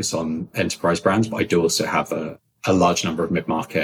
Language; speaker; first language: English; native; English